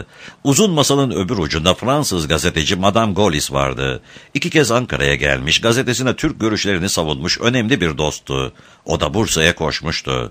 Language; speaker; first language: Turkish; native; Turkish